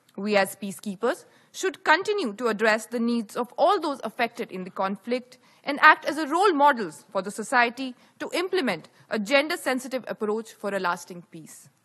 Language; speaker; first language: English; non-native, local second language; Hindi